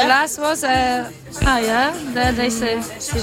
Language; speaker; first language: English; non-native, learner; German